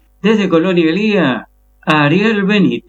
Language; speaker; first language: Spanish; native; Spanish